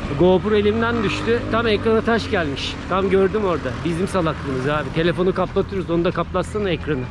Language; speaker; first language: Turkish; native; Turkish